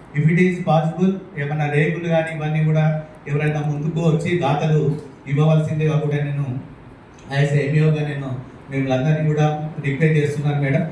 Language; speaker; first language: Telugu; native; Telugu